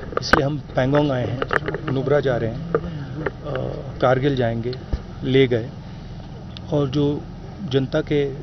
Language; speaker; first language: Hindi; native; Hindi